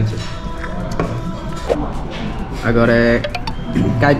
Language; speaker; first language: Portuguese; non-native, fluent; Korean